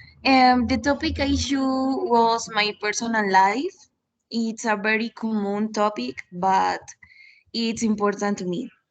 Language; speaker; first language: English; non-native, learner; Spanish